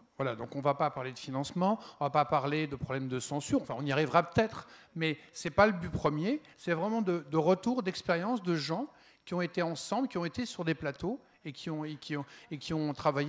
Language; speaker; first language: French; native; French